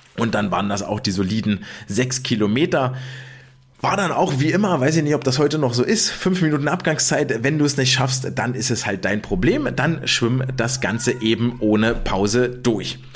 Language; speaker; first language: German; native; German